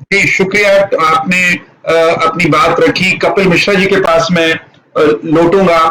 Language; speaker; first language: Hindi; native; Hindi